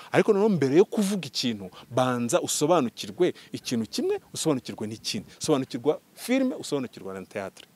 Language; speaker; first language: Kinyarwanda; early bilingual, heritage; Kinyarwanda